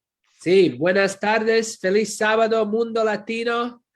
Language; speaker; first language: Spanish; non-native, fluent; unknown